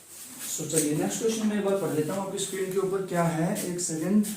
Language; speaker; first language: Hindi; native; Hindi